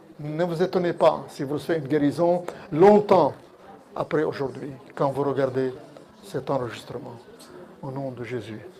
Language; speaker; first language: French; non-native, local second language; Arabic